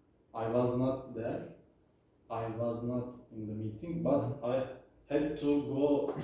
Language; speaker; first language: English; non-native, learner; Turkish